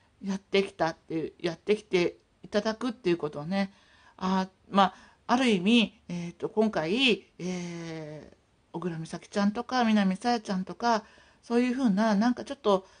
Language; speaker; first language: Japanese; native; Japanese